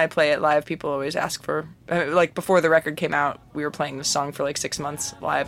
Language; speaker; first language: English; native; English